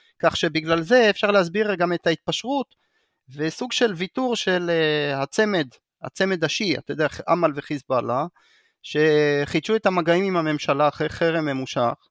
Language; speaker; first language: Hebrew; native; Hebrew